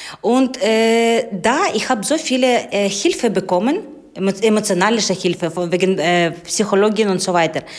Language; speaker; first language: German; non-native, learner; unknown